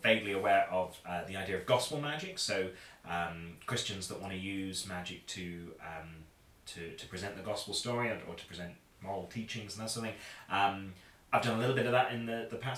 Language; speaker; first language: English; native; English